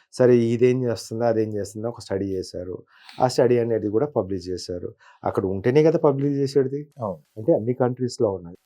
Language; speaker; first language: Telugu; native; Telugu